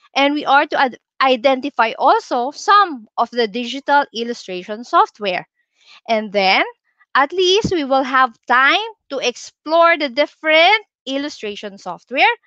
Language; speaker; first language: English; non-native, local second language; Filipino